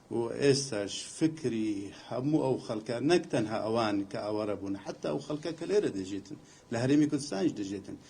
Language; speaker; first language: Central Kurdish; non-native, local second language; Assyrian Neo-Aramaic